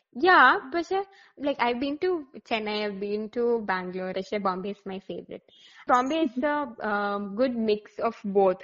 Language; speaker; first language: English; non-native, local second language; Malayalam